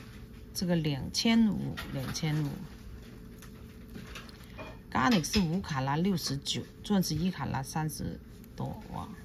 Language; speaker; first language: Chinese; non-native, local second language; Cantonese